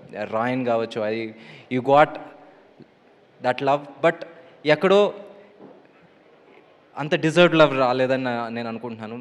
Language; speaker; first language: Telugu; native; Telugu